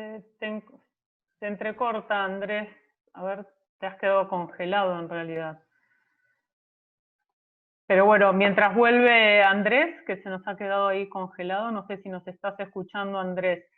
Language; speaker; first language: Spanish; native; Spanish